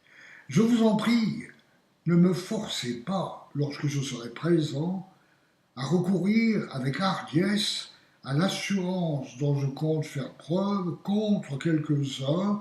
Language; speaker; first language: French; native; French